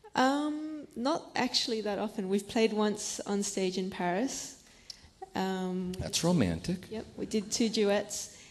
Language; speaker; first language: English; native; English